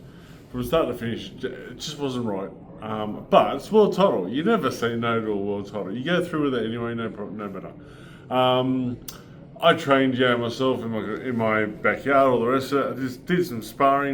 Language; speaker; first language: English; native; English